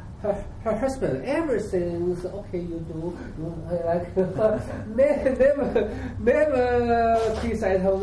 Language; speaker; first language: English; non-native, learner; Chinese